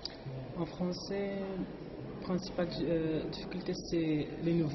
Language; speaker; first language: French; non-native, learner; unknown